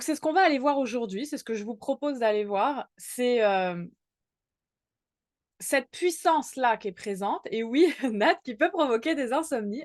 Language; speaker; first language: French; native; French